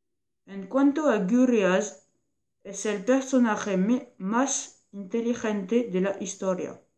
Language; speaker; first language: Spanish; non-native, learner; French